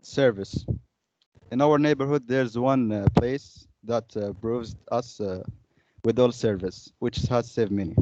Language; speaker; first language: English; non-native, learner; Arabic